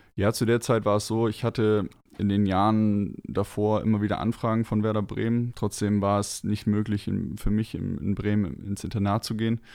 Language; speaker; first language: German; native; German